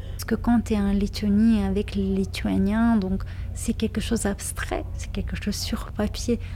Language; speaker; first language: French; non-native, fluent; Lithuanian